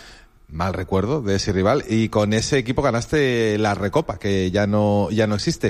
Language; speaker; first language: Spanish; native; Spanish